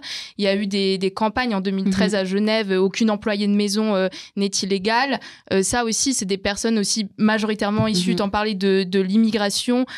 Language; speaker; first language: French; native; French